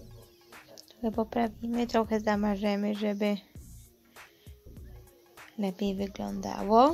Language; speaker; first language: Polish; early bilingual, heritage; Polish